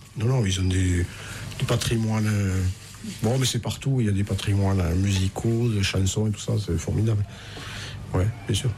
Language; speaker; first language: French; native; French